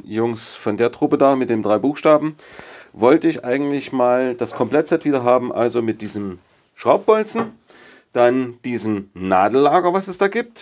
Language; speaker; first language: German; native; German